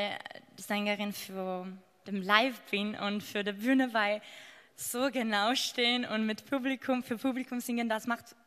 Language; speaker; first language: German; non-native, fluent; Georgian